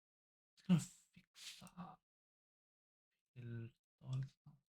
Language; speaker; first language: Swedish; non-native, learner; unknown